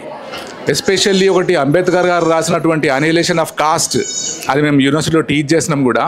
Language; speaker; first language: Telugu; native; Telugu